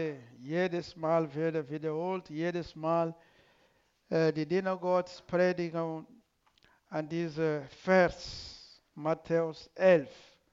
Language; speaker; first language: German; non-native, learner; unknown